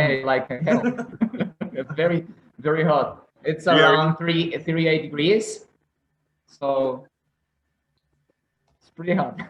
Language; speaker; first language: English; non-native, learner; Spanish